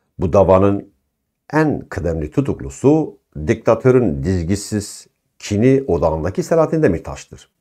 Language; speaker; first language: Turkish; non-native, local second language; Kurdish